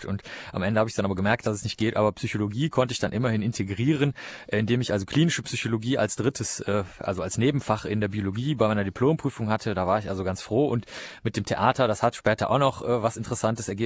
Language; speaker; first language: German; native; German